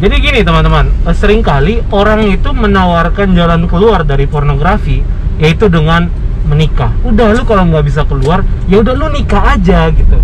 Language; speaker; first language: Indonesian; native; Indonesian